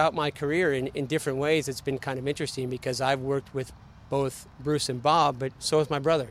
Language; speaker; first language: English; native; English